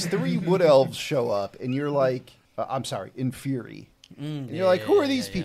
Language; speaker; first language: English; native; English